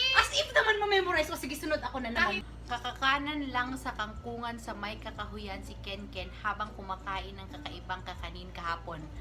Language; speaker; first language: Filipino; non-native, local second language; Cebuano